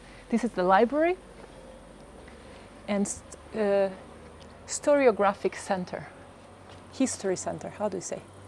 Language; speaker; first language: English; non-native, fluent; Italian